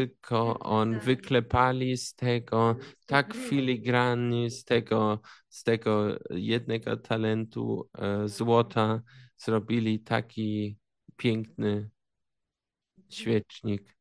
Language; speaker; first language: Polish; early bilingual, heritage; Polish